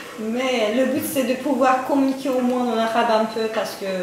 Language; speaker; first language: French; non-native, fluent; Turkish